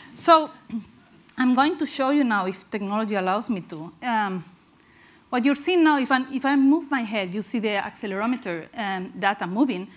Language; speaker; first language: English; non-native, fluent; Spanish